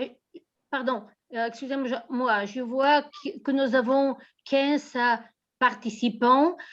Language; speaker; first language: French; non-native, fluent; Bulgarian